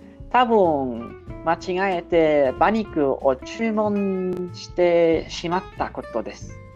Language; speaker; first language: Japanese; non-native, learner; English